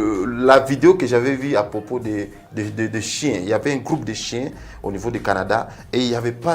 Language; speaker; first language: French; non-native, fluent; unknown